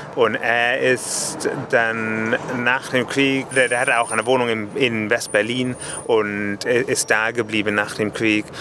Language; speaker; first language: German; non-native, fluent; English